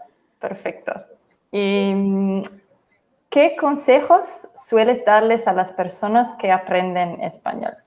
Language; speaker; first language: Spanish; non-native, fluent; English